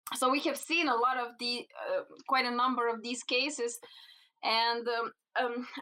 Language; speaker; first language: English; non-native, fluent; Slovenian